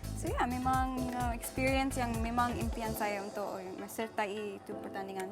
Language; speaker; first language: Malay; non-native, local second language; English